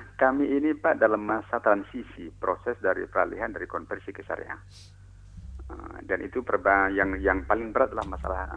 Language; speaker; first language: Indonesian; native; Indonesian